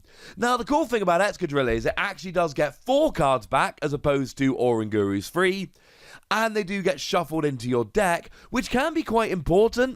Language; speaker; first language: English; native; English